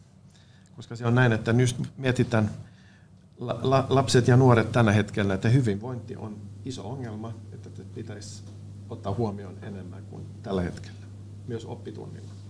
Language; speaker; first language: Finnish; non-native, learner; Swedish